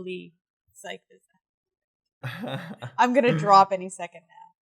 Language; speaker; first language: English; native; English